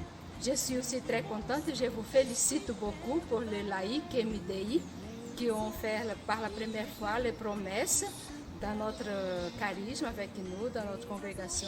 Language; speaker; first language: French; non-native, fluent; Portuguese